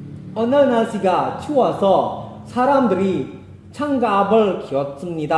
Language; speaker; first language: Korean; non-native, fluent; Indonesian